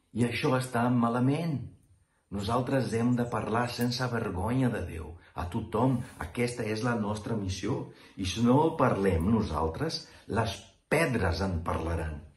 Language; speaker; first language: Catalan; non-native, fluent; Portuguese